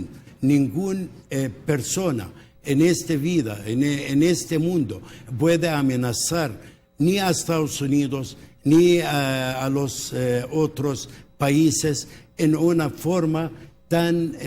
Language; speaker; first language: Spanish; early bilingual, heritage; Spanish